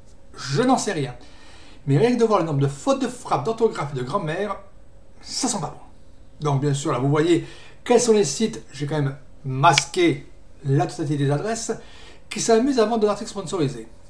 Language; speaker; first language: French; native; French